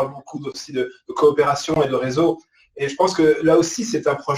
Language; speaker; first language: French; native; French